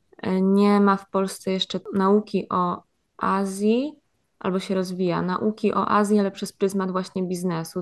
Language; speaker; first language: Polish; native; Polish